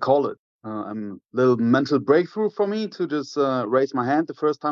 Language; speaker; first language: English; non-native, fluent; German